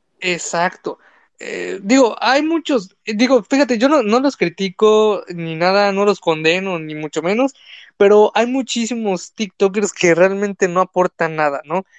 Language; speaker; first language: Spanish; native; Spanish